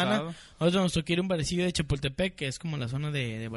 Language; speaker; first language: Spanish; native; Spanish